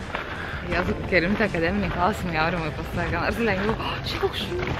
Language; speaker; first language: Lithuanian; native; Lithuanian